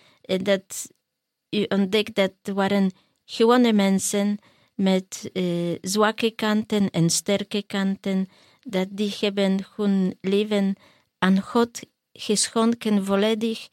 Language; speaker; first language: Dutch; non-native, learner; Polish